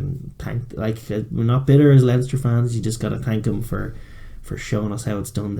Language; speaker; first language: English; native; English